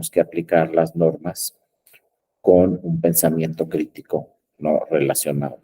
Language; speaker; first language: Spanish; native; Spanish